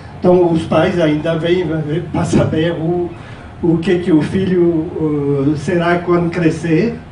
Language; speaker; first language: Portuguese; non-native, fluent; French